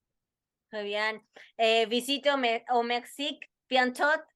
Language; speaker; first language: French; non-native, learner; Spanish